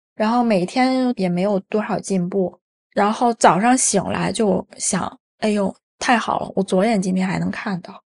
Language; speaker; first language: Chinese; native; Chinese